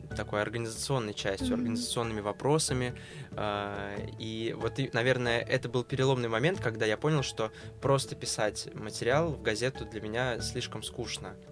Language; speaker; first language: Russian; native; Russian